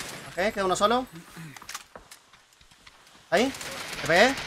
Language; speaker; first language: Spanish; native; Spanish